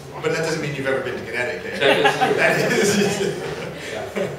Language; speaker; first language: English; native; English